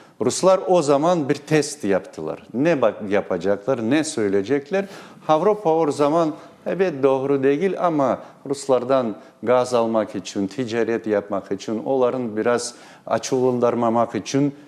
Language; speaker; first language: Turkish; non-native, learner; Crimean Tatar